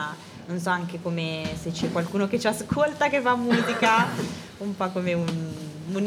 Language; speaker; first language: Italian; native; Italian